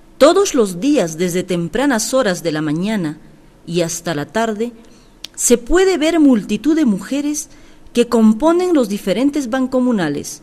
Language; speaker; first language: Spanish; native; Spanish